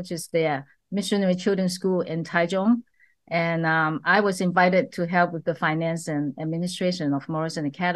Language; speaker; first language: English; non-native, local second language; Cantonese